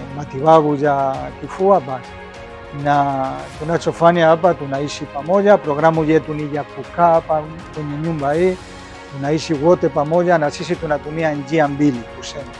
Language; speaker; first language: Swahili; non-native, fluent; Spanish